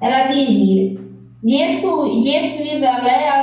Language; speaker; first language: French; non-native, learner; Portuguese